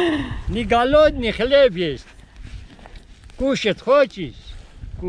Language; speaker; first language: Russian; non-native, learner; Armenian